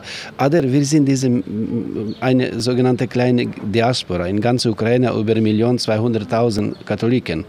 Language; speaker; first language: German; non-native, learner; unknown